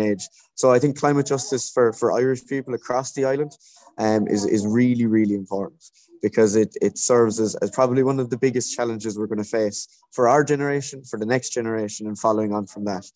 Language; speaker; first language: English; native; English